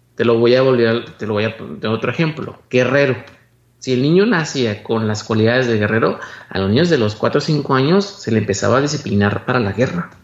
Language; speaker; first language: Spanish; native; Spanish